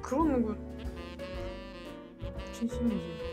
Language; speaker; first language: Korean; non-native, learner; Russian